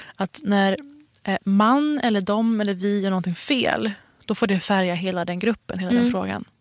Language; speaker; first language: Swedish; early bilingual, other home language; Persian